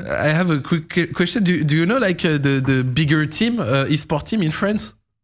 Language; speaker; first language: English; non-native, fluent; French